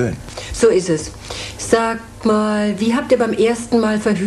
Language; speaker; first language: German; native; German